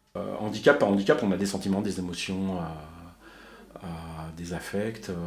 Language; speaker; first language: French; native; French